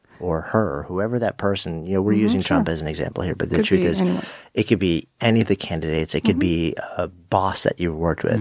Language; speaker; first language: English; native; English